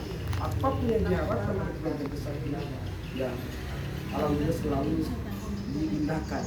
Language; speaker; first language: Indonesian; non-native, local second language; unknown